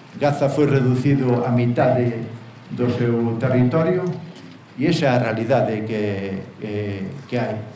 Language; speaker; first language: Galician; non-native, local second language; Spanish